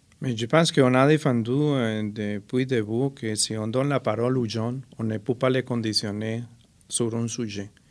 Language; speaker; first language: French; non-native, fluent; Spanish